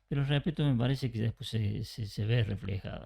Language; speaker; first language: Spanish; native; Spanish